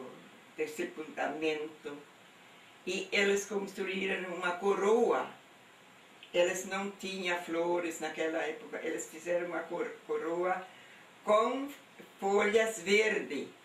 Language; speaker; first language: Portuguese; non-native, local second language; German